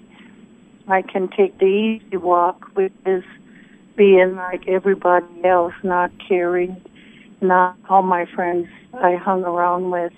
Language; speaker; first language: English; early bilingual, other home language; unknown